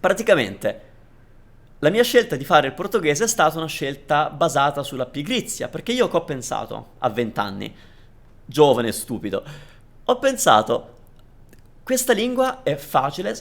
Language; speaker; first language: Italian; native; Italian